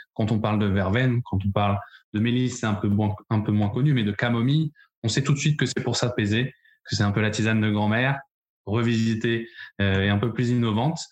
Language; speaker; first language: French; native; French